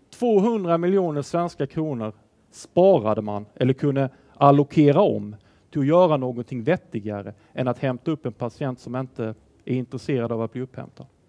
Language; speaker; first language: Swedish; native; Swedish